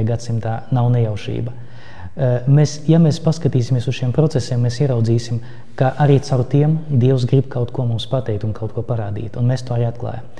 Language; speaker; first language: Latvian; non-native, local second language; Russian